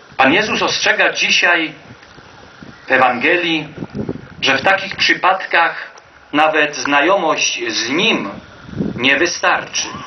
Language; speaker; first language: Polish; native; Polish